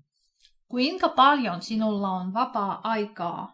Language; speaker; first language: Finnish; non-native, fluent; Russian